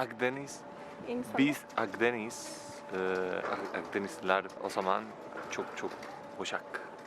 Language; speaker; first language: Turkish; non-native, learner; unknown